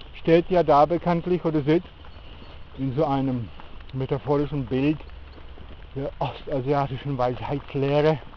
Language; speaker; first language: German; native; German